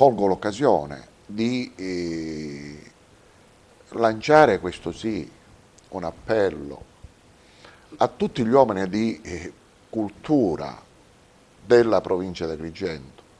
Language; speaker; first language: Italian; native; Italian